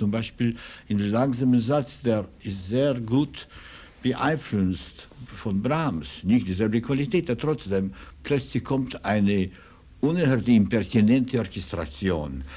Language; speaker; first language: German; non-native, fluent; Russian